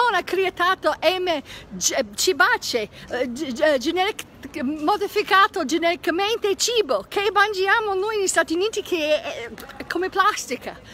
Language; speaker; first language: Italian; non-native, fluent; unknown